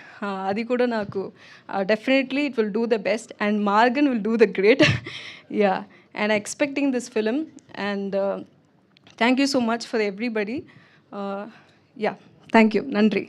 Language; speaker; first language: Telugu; non-native, learner; Tamil